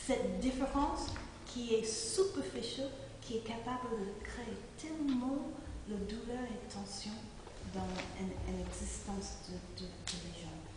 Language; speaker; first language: French; non-native, fluent; English